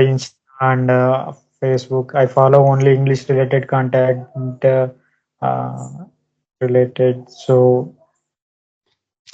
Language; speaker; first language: English; non-native, learner; Telugu